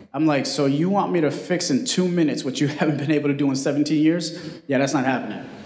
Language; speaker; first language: English; early bilingual, other home language; Spanish